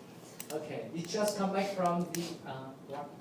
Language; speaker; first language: English; non-native, learner; Vietnamese